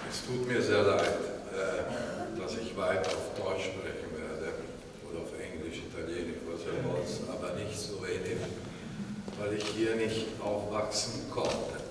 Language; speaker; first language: German; non-native, fluent; Italian